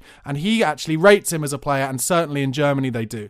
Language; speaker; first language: English; native; English